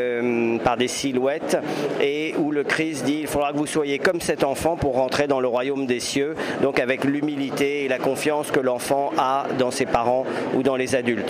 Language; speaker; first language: French; native; French